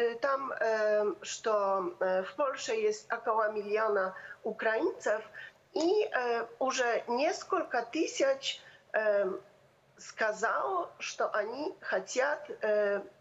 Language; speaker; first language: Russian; non-native, fluent; Polish